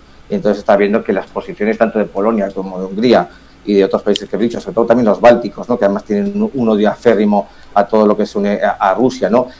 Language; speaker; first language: Spanish; native; Spanish